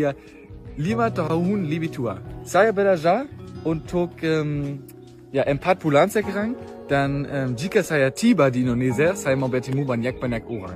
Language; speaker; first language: Indonesian; non-native, learner; German